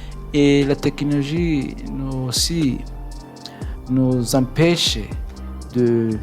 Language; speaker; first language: French; non-native, learner; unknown